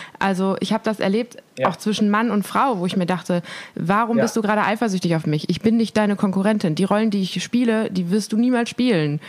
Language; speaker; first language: German; native; German